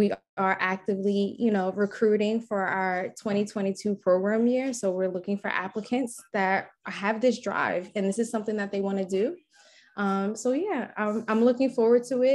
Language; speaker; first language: English; native; English